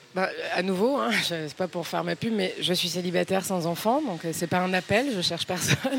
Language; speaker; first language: French; native; French